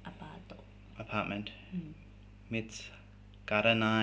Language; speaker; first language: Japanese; non-native, fluent; English